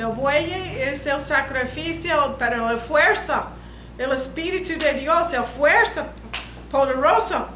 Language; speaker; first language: Spanish; non-native, learner; English